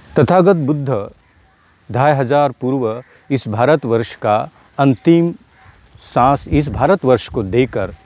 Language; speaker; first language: Hindi; non-native, local second language; Marathi